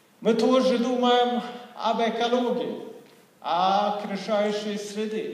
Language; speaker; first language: Russian; non-native, fluent; Swedish